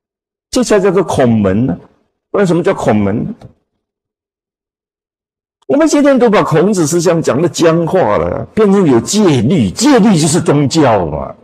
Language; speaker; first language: Chinese; native; Chinese